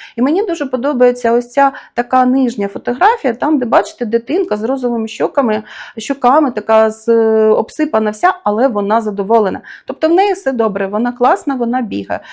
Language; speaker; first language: Ukrainian; native; Ukrainian